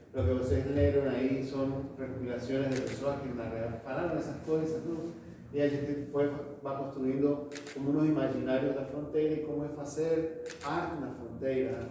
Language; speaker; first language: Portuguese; non-native, fluent; Spanish